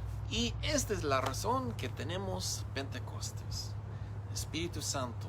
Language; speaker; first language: Spanish; non-native, learner; English